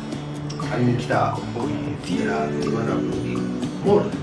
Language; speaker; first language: Indonesian; non-native, learner; Japanese